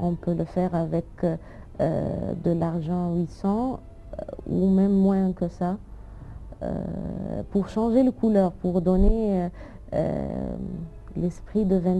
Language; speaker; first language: French; non-native, fluent; Arabic